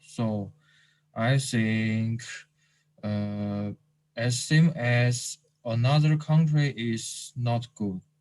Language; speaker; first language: English; non-native, learner; Chinese